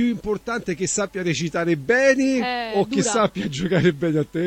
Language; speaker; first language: Italian; native; Italian